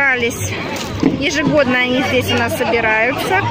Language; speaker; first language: Russian; native; Russian